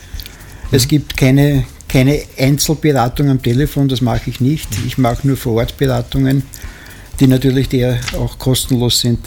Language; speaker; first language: German; native; German